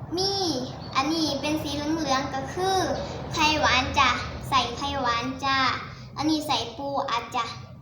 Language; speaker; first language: Thai; native; Thai